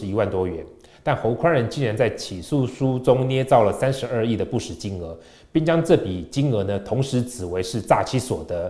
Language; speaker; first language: Chinese; native; Chinese